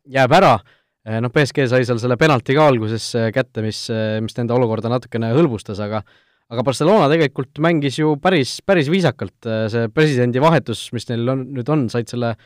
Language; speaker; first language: Estonian; native; Estonian